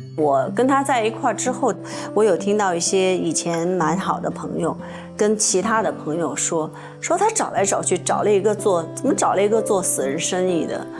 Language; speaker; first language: Chinese; native; Chinese